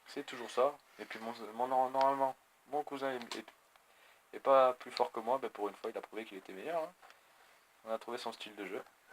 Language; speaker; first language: French; native; French